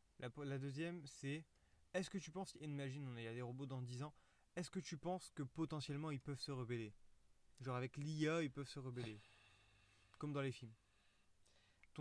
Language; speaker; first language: French; native; French